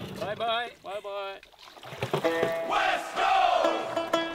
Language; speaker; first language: English; non-native, fluent; Norwegian